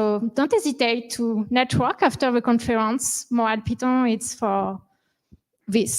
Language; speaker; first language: English; non-native, learner; French